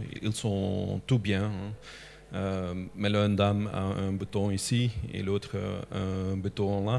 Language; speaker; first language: French; non-native, local second language; Dutch